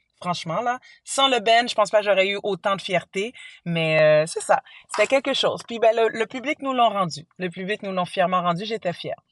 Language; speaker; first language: French; early bilingual, other home language; Haitian Creole